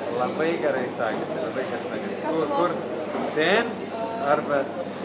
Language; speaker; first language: Lithuanian; non-native, learner; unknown